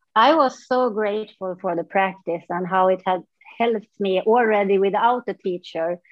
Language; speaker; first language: English; non-native, fluent; Swedish